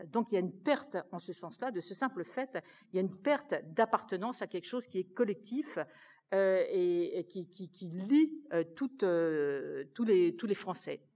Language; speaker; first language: French; native; French